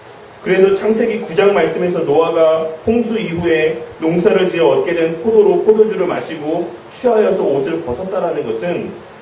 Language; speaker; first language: Korean; native; Korean